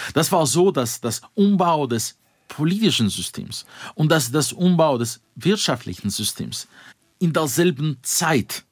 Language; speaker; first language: German; non-native, fluent; Russian